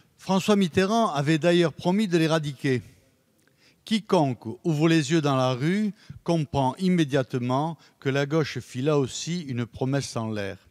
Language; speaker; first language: French; native; French